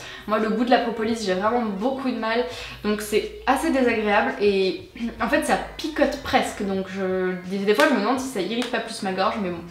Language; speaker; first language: French; native; French